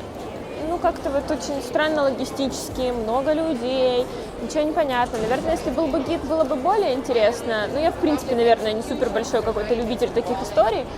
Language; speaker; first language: Russian; native; Russian